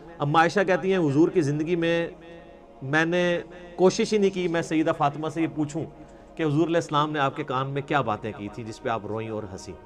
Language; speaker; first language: Urdu; non-native, local second language; Punjabi